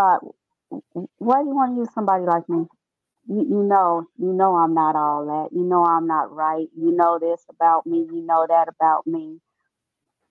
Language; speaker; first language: English; native; English